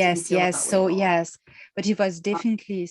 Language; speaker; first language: English; non-native, fluent; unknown